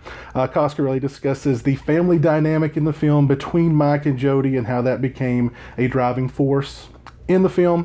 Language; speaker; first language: English; native; English